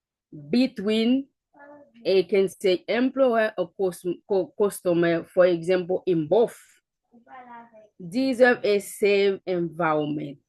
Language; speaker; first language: English; non-native, learner; Haitian Creole